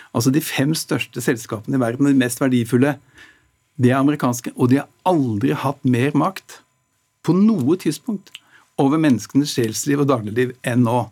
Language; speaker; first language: Norwegian; native; Norwegian